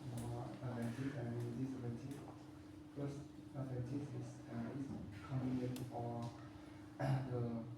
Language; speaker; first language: English; non-native, learner; Vietnamese